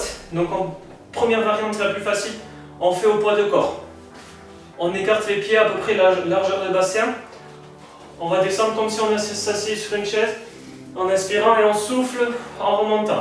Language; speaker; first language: French; native; French